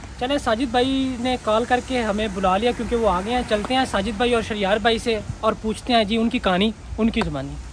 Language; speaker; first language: Urdu; non-native, local second language; Punjabi